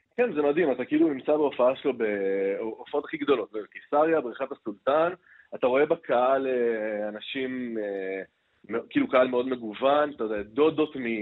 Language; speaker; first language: Hebrew; native; Hebrew